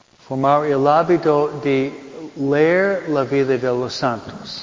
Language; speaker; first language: Spanish; non-native, fluent; English